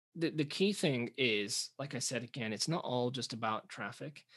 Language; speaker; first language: English; native; English